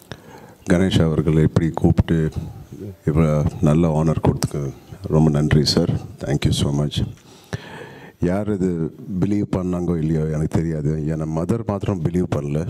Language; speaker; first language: Tamil; non-native, local second language; Telugu